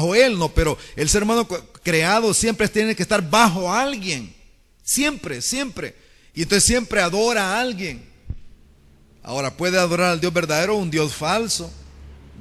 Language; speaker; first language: Spanish; native; Spanish